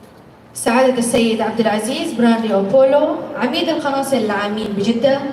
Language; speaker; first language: Arabic; native; Arabic